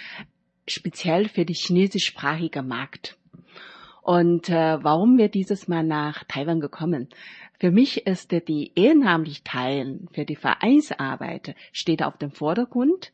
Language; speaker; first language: German; non-native, learner; Chinese